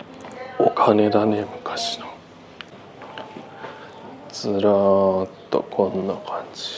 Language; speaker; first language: Japanese; native; Japanese